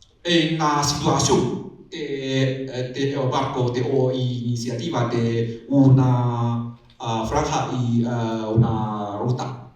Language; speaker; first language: Spanish; non-native, learner; Chinese